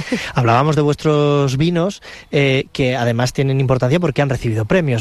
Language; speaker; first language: Spanish; native; Spanish